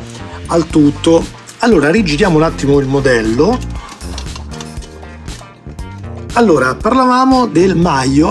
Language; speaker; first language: Italian; native; Italian